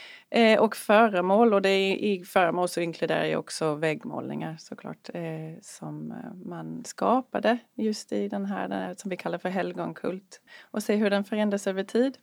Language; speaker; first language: Swedish; non-native, fluent; English